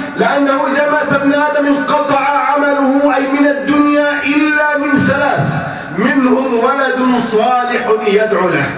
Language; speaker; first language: Arabic; native; Arabic